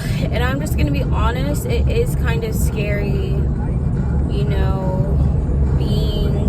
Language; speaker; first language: English; native; English